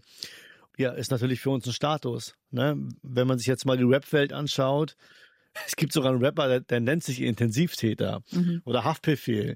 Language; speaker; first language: German; early bilingual, other home language; Albanian